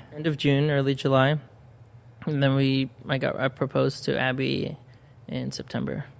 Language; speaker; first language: English; early bilingual, other home language; Spanish